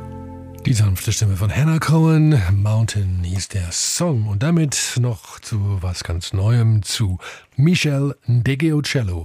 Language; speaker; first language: German; native; German